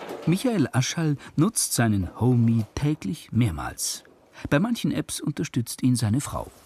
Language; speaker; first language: German; native; German